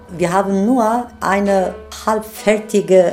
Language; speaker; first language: German; non-native, learner; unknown